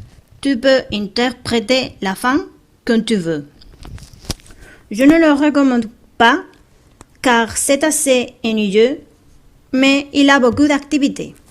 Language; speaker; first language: French; non-native, learner; Spanish